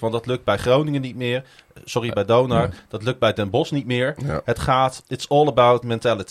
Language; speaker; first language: Dutch; native; Dutch